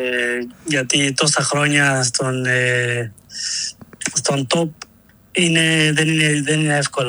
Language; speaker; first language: Greek; non-native, learner; Spanish